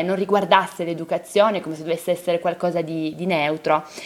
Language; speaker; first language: Italian; native; Italian